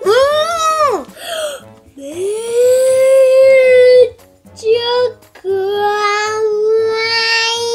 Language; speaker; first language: Japanese; native; Japanese